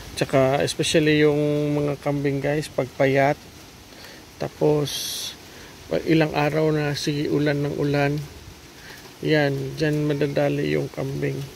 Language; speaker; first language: Filipino; non-native, local second language; Cebuano